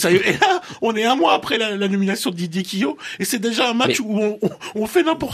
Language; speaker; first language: French; native; French